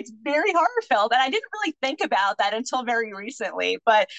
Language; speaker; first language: English; native; English